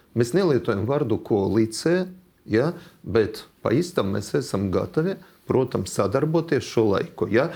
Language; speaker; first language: Latvian; non-native, local second language; Russian